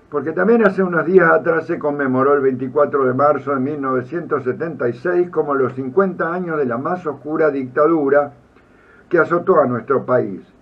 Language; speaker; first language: Spanish; native; Spanish